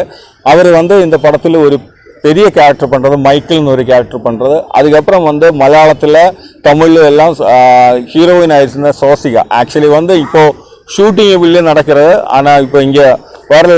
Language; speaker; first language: Tamil; non-native, learner; Malayalam